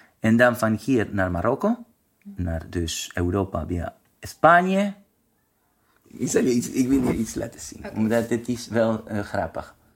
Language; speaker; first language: Dutch; non-native, learner; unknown